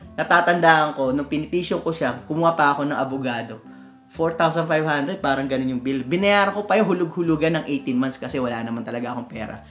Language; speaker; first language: Filipino; native; Filipino